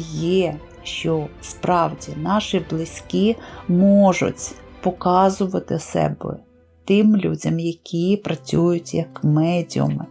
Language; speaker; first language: Ukrainian; native; Ukrainian